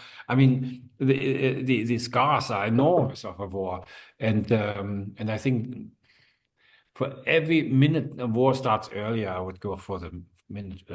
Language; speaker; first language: English; non-native, fluent; German